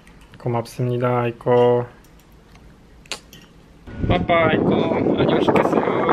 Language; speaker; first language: Korean; non-native, learner; Polish